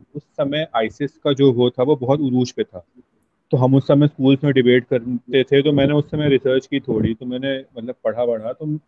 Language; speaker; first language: Hindi; native; Hindi